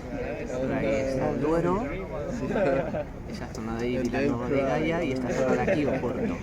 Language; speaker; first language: Spanish; native; Spanish